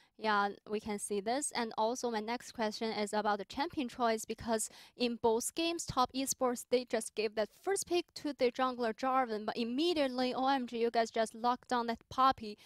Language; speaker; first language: English; non-native, fluent; Chinese